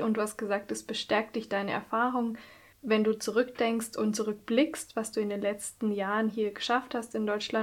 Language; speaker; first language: German; native; German